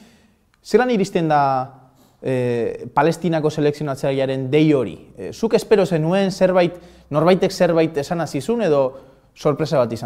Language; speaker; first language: Basque; native; Basque